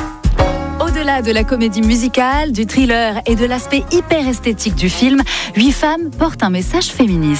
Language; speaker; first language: French; native; French